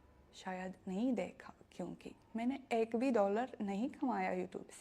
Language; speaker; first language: Hindi; non-native, fluent; Russian